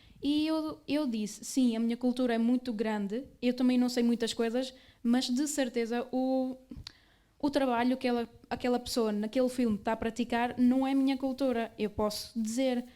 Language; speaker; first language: Portuguese; early bilingual, other home language; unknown